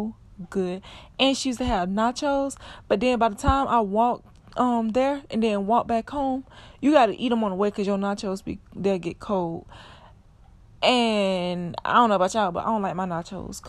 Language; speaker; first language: English; native; English